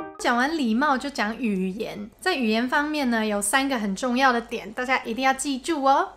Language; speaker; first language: Chinese; non-native, local second language; Cantonese